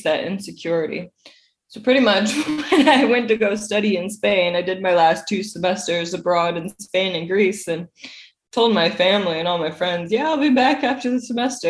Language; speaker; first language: English; native; English